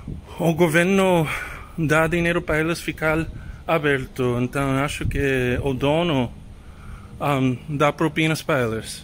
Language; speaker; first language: Portuguese; non-native, learner; English